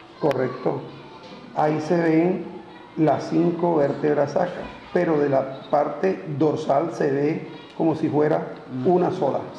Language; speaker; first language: Spanish; native; Spanish